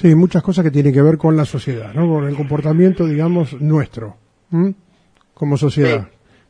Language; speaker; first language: Spanish; native; Spanish